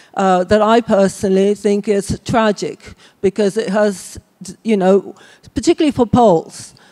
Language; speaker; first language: English; native; English